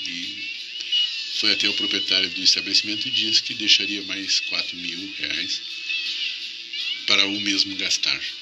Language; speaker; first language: Portuguese; native; Portuguese